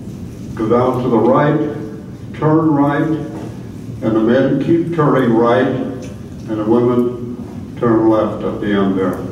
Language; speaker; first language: English; native; English